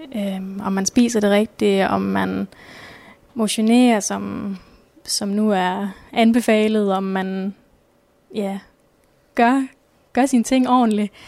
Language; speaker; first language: Danish; native; Danish